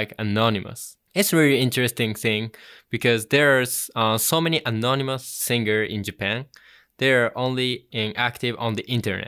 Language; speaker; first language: English; non-native, fluent; Japanese